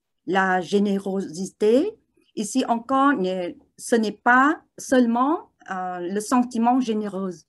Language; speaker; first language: French; non-native, learner; Vietnamese